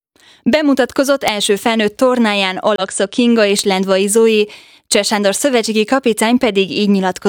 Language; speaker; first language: Hungarian; native; Hungarian